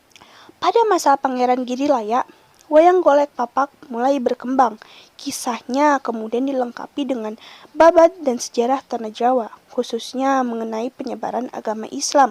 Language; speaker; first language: Indonesian; native; Indonesian